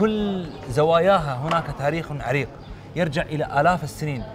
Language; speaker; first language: Arabic; native; Arabic